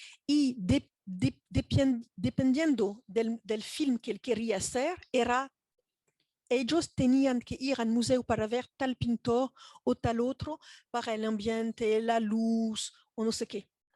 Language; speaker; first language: Spanish; non-native, fluent; French